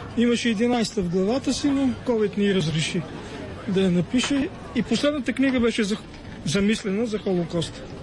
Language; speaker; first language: Bulgarian; native; Bulgarian